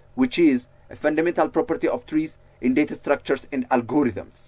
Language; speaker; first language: English; non-native, local second language; Amharic